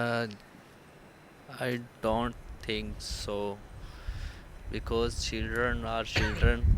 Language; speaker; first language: English; non-native, learner; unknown